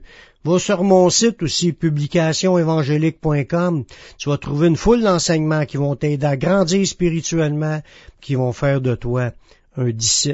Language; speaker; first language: French; native; French